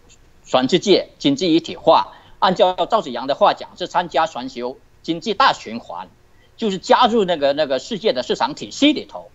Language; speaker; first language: Chinese; native; Chinese